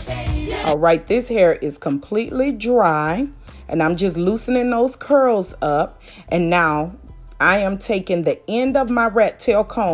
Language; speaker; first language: English; native; English